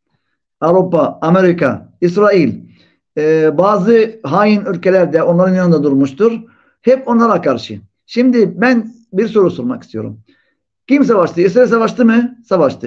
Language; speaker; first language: Turkish; non-native, fluent; Arabic